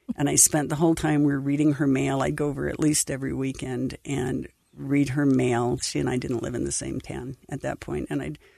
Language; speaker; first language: English; native; English